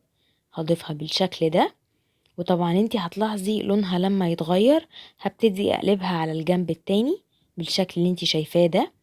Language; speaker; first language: Arabic; native; Arabic